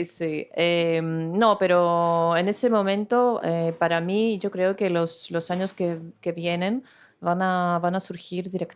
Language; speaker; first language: Spanish; non-native, fluent; Greek